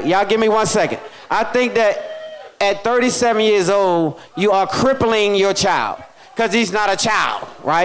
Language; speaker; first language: English; native; English